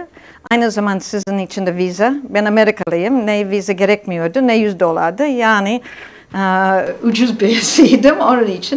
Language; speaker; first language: Turkish; non-native, fluent; English